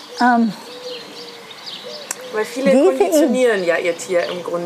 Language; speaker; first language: German; native; German